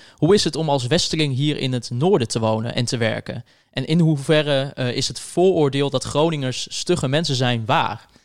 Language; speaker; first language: Dutch; native; Dutch